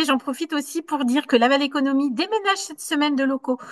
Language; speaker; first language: French; native; French